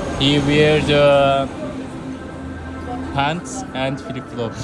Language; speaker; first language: English; non-native, learner; Turkish